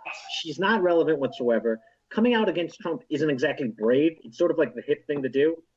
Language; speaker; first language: English; native; English